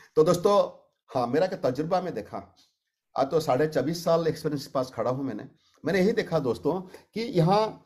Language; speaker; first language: Hindi; non-native, local second language; Odia